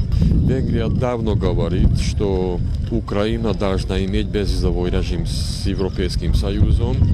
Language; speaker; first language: Russian; non-native, learner; Hungarian